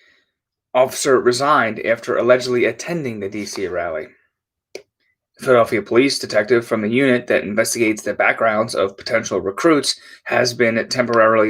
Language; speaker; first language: English; native; English